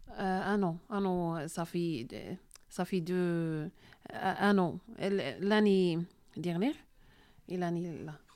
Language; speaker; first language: French; non-native, local second language; Arabic